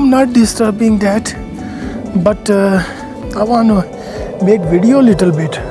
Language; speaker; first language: English; non-native, learner; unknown